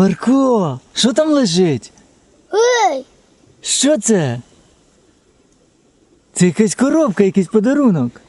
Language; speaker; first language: Ukrainian; native; Ukrainian